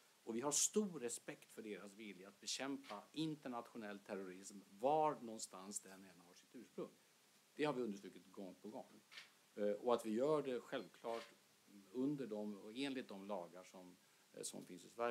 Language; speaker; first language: Swedish; native; Swedish